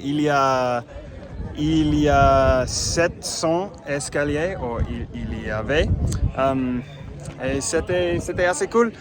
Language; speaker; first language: French; non-native, learner; English